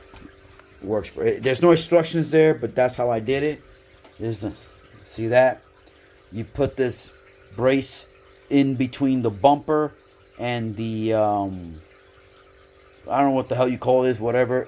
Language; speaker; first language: English; native; English